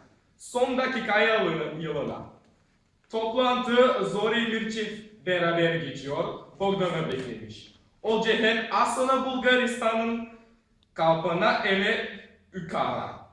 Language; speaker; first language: Turkish; non-native, learner; Bulgarian